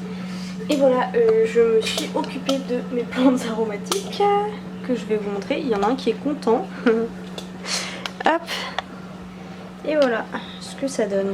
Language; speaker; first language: French; native; French